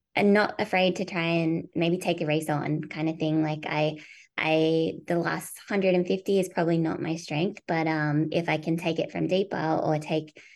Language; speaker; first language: English; native; English